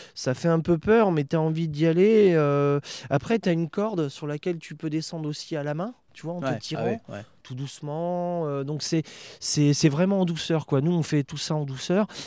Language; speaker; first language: French; native; French